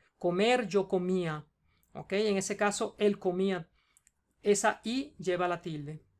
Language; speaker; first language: Spanish; native; Spanish